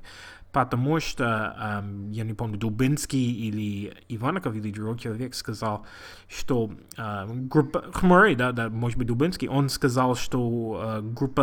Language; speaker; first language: Russian; non-native, learner; English